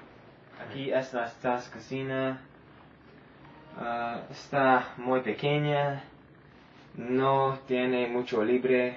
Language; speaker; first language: Spanish; non-native, learner; English